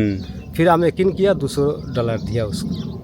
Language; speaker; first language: Hindi; non-native, learner; Bangla